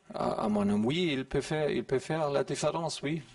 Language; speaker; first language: French; non-native, learner; German